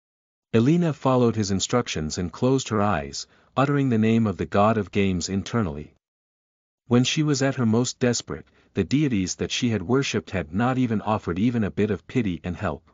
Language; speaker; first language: English; native; English